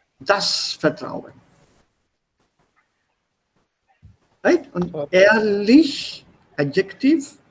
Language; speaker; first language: German; non-native, fluent; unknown